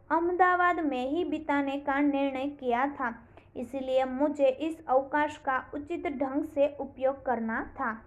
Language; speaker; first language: Hindi; non-native, local second language; Gujarati